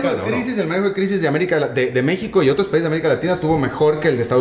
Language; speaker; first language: Spanish; native; Spanish